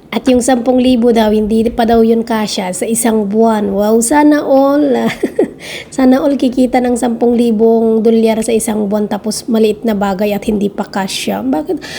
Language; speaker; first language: Filipino; non-native, local second language; Iloko